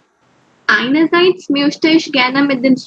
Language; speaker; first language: German; non-native, fluent; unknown